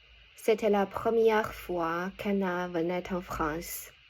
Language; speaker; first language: French; non-native, learner; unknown